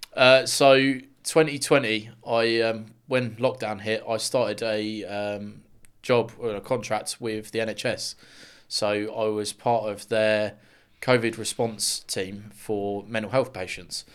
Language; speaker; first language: English; native; English